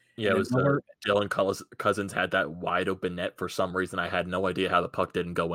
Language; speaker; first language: English; native; English